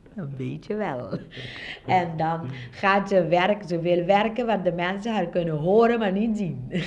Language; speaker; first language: Dutch; non-native, local second language; Papiamento